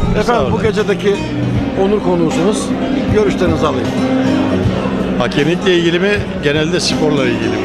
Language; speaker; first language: Turkish; native; Turkish